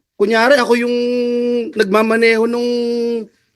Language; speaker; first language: Filipino; native; Filipino